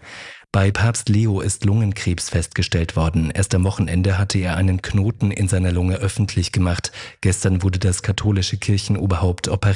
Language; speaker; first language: German; native; German